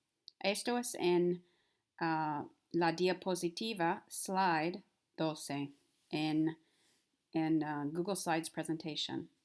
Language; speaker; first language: Spanish; non-native, fluent; English